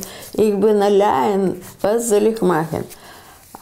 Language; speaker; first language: German; non-native, learner; Russian